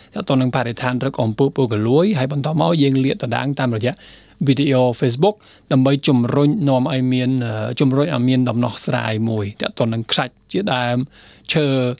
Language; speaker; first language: Khmer; non-native, fluent; Spanish